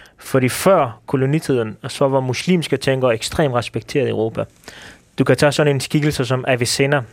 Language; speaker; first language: Danish; early bilingual, other home language; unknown